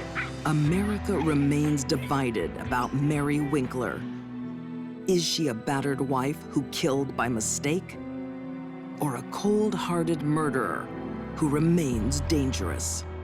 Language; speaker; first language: English; native; English